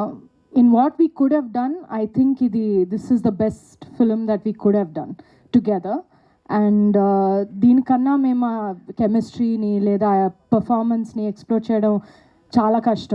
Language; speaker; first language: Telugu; non-native, local second language; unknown